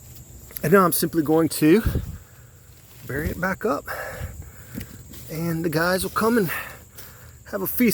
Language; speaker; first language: English; native; English